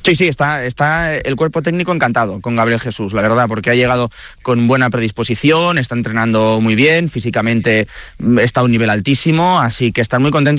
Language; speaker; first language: Spanish; native; Spanish